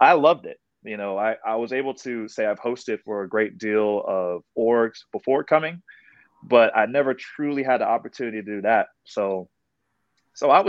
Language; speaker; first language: English; native; English